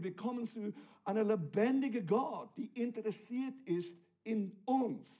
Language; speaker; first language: German; non-native, fluent; English